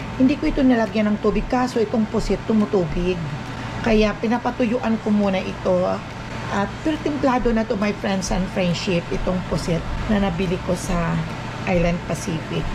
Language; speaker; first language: Filipino; non-native, local second language; Aklanon